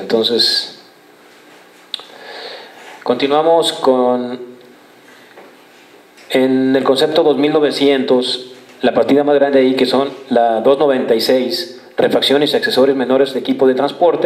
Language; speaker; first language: Spanish; native; Spanish